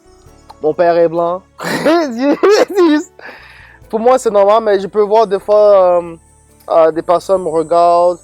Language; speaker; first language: French; non-native, local second language; English